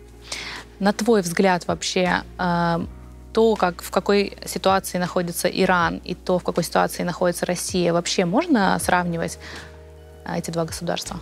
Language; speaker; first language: Russian; native; Russian